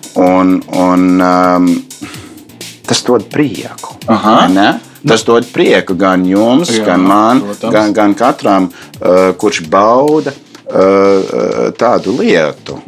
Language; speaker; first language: Latvian; non-native, fluent; English